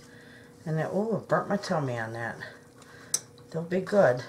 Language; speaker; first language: English; native; English